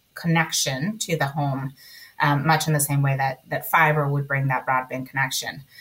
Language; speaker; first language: English; early bilingual, other home language; Spanish